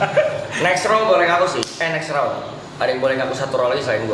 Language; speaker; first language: Indonesian; native; Indonesian